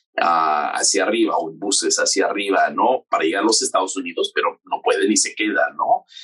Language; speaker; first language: Spanish; non-native, fluent; English